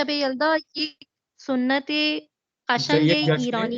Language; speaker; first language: Persian; non-native, learner; Urdu